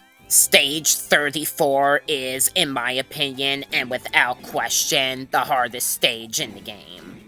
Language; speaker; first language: English; native; English